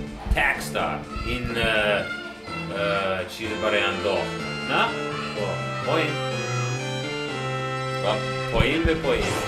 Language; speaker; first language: Persian; non-native, learner; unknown